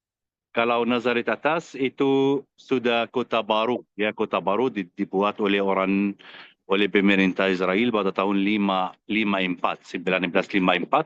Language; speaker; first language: Indonesian; non-native, fluent; Arabic